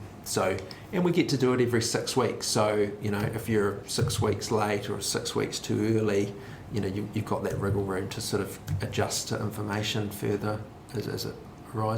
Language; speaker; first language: English; native; English